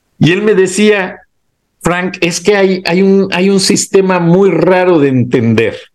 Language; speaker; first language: Spanish; native; Spanish